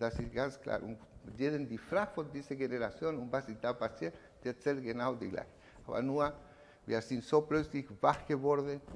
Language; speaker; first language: German; non-native, learner; Spanish